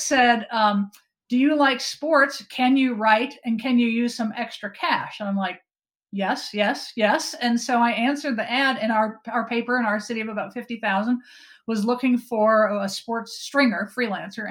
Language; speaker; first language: English; native; English